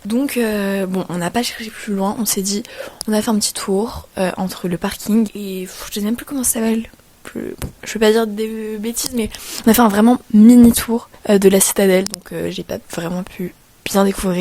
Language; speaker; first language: French; native; French